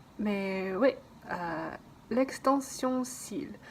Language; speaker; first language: French; non-native, learner; English